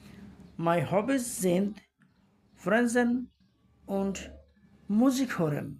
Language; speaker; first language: German; non-native, learner; Bangla